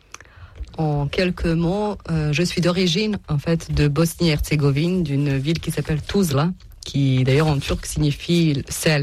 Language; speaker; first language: French; non-native, fluent; Serbian